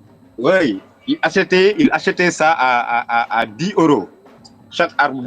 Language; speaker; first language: French; non-native, local second language; Wolof